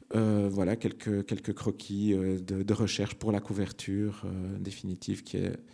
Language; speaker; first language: French; native; French